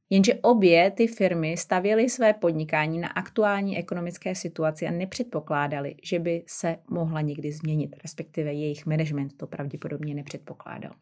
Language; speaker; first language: Czech; native; Czech